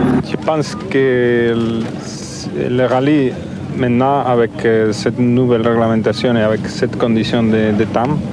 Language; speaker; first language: French; non-native, learner; Spanish